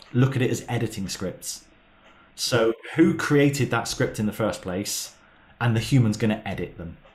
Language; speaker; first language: English; native; English